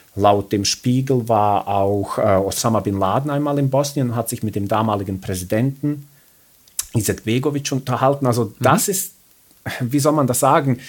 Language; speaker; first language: German; early bilingual, other home language; Bosnian